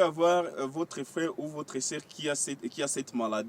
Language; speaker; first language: French; non-native, local second language; Swahili